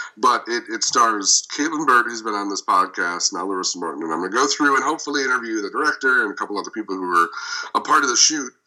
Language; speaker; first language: English; native; English